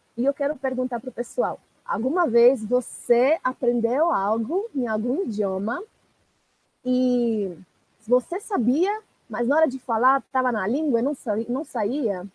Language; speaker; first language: Portuguese; non-native, fluent; Italian